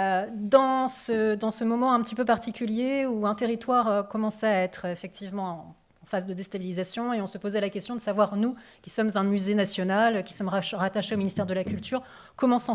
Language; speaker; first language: French; native; French